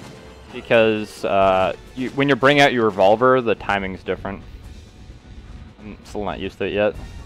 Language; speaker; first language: English; native; English